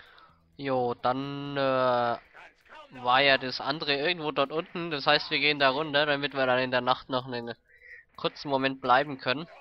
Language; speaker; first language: German; native; German